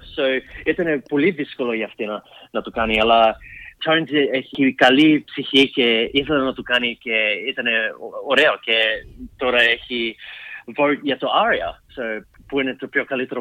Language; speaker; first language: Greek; early bilingual, heritage; Greek